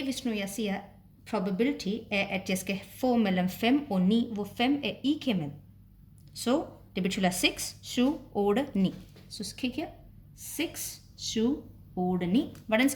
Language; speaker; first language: Danish; non-native, fluent; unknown